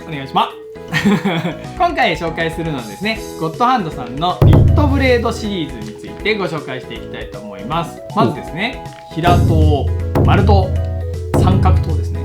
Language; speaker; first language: Japanese; native; Japanese